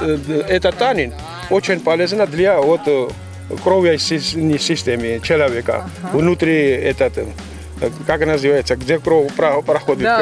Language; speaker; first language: Russian; non-native, fluent; Georgian